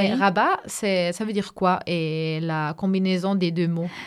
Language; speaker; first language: French; non-native, fluent; German